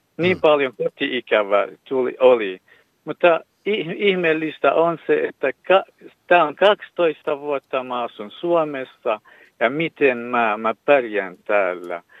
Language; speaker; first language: Finnish; non-native, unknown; Kurdish